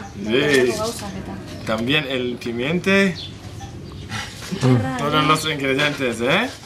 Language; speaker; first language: Spanish; non-native, learner; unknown